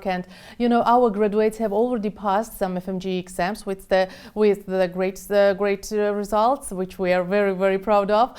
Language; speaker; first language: English; non-native, fluent; Georgian